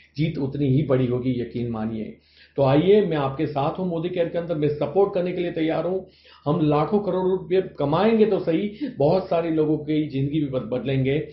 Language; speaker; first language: Hindi; non-native, local second language; Gujarati